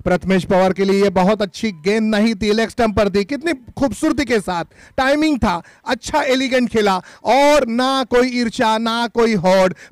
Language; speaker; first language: Hindi; non-native, local second language; Marathi